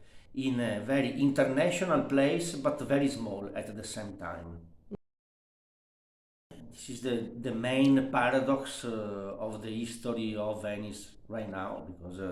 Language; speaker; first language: English; non-native, learner; Italian